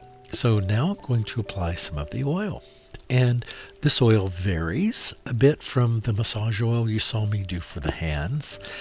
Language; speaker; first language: English; native; English